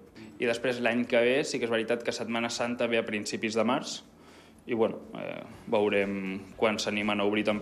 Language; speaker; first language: Catalan; native; Catalan